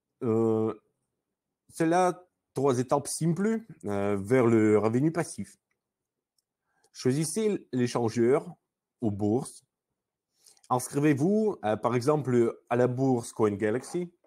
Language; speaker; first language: French; non-native, learner; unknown